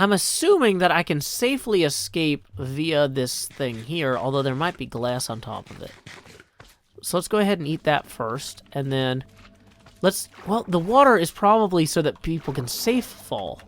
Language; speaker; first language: English; native; English